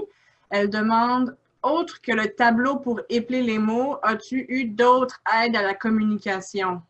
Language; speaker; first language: French; native; French